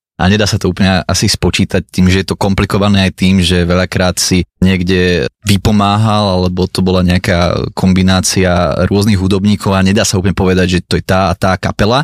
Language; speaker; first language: Slovak; native; Slovak